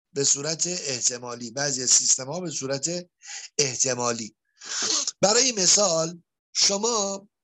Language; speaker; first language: Persian; native; Persian